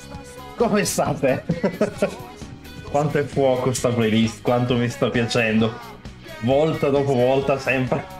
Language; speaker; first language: Italian; native; Italian